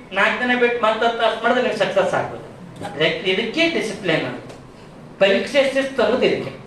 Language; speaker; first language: Kannada; native; Kannada